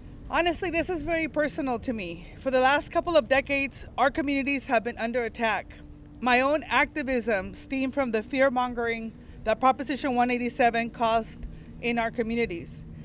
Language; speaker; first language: English; non-native, fluent; Spanish